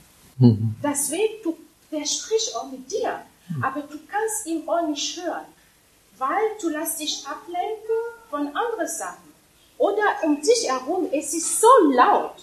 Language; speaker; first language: German; non-native, fluent; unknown